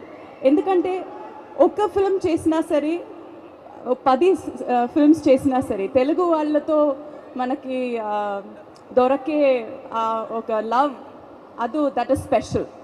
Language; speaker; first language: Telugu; non-native, fluent; Malayalam